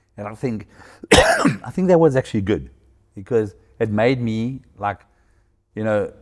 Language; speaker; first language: English; native; English